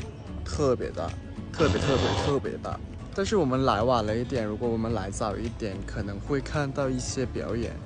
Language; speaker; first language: Chinese; non-native, fluent; Thai